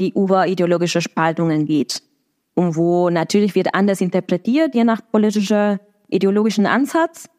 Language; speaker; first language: German; non-native, fluent; Spanish